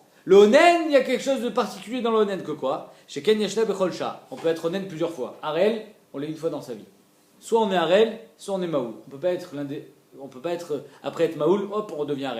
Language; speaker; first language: French; native; French